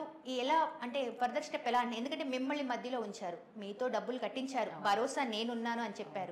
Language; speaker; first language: Telugu; native; Telugu